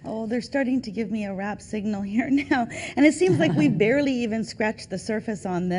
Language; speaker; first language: English; native; English